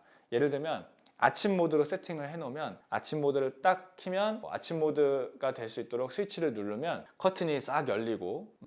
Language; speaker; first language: Korean; native; Korean